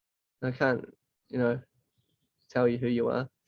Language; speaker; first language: English; native; English